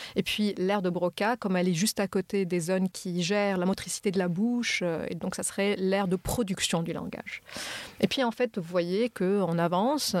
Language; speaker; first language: French; non-native, local second language; Arabic